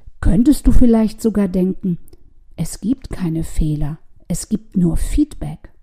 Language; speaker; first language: German; native; German